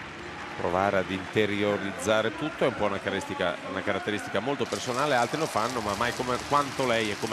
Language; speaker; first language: Italian; native; Italian